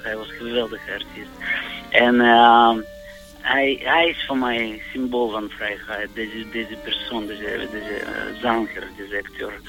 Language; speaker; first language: Dutch; non-native, fluent; Russian